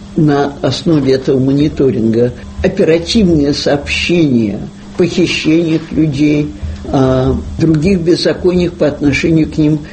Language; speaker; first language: Russian; native; Russian